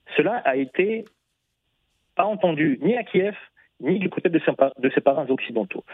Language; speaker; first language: French; non-native, fluent; Russian